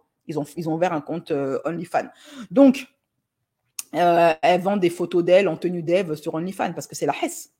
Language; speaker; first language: French; native; French